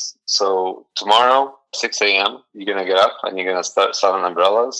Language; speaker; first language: English; non-native, fluent; Arabic